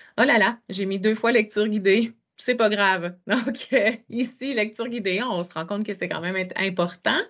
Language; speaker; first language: French; native; French